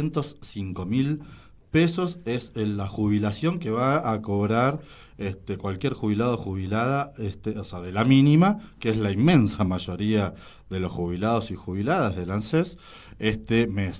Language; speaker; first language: Spanish; native; Spanish